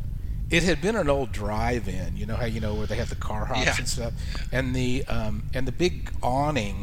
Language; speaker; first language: English; native; English